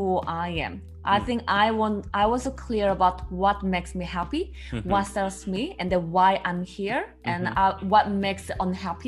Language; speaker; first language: English; non-native, learner; Korean